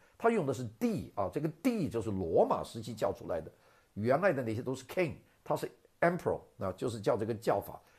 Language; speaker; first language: Chinese; non-native, local second language; Cantonese